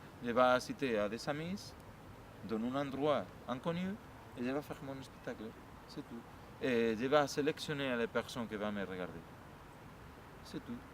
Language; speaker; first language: French; non-native, learner; Spanish